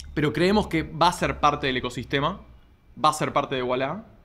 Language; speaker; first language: Spanish; native; Spanish